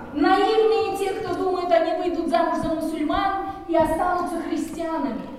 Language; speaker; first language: Russian; native; Russian